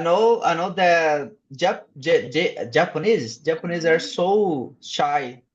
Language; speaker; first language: English; non-native, learner; Portuguese